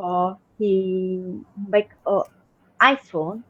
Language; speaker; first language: English; non-native, learner; Vietnamese